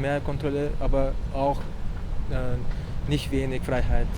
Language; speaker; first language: German; non-native, learner; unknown